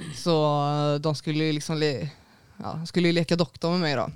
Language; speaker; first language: Swedish; native; Swedish